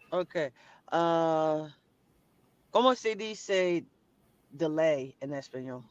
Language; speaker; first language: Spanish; non-native, learner; English